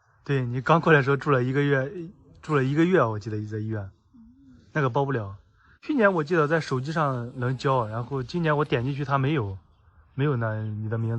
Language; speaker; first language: Chinese; native; Chinese